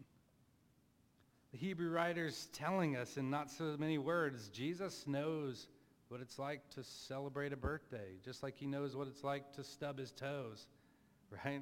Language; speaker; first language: English; native; English